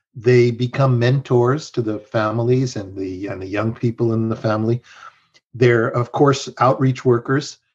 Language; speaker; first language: English; early bilingual, other home language; Spanish